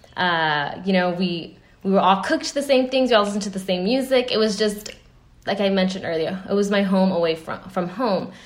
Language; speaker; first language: English; early bilingual, other home language; Spanish